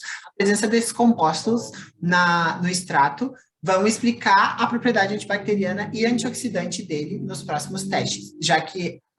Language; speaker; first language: Portuguese; native; Portuguese